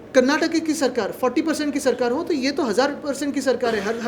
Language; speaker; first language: Hindi; non-native, local second language; Marathi